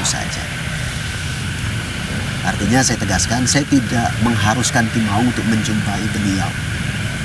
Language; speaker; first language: Indonesian; native; Indonesian